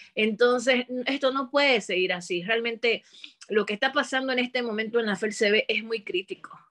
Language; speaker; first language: Spanish; native; Spanish